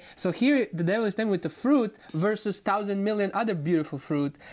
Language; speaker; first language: English; non-native, fluent; Croatian